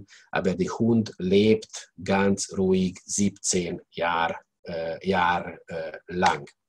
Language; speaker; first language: German; non-native, learner; Hungarian